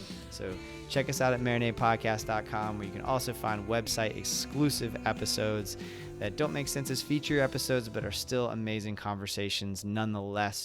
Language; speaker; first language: English; native; English